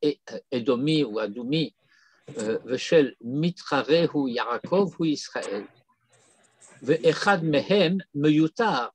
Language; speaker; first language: Hebrew; non-native, fluent; French